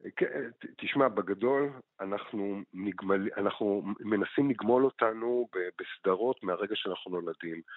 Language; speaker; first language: Hebrew; native; Hebrew